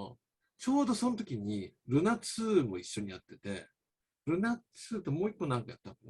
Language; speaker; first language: Japanese; native; Japanese